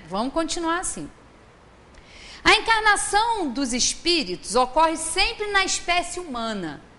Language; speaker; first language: Portuguese; native; Portuguese